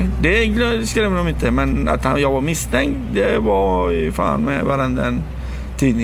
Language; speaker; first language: Swedish; non-native, fluent; Persian